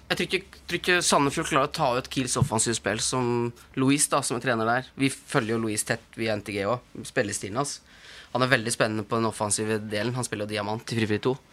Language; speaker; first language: Norwegian; native; Norwegian